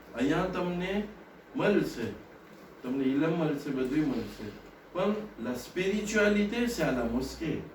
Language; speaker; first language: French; non-native, local second language; Gujarati